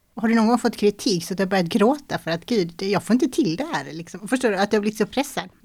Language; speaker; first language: Swedish; native; Swedish